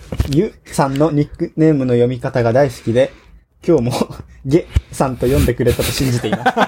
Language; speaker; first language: Japanese; native; Japanese